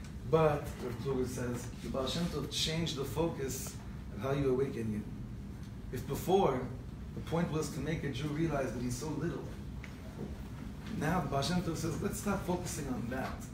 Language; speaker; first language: English; native; English